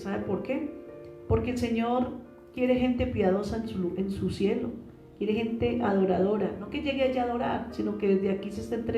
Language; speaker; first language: Spanish; native; Spanish